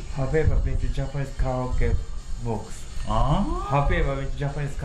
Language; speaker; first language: English; non-native, learner; Japanese